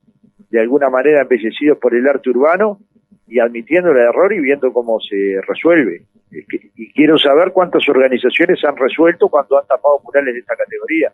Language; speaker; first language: Spanish; native; Spanish